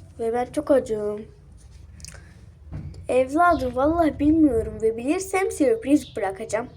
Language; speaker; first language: Turkish; early bilingual, other home language; Arabic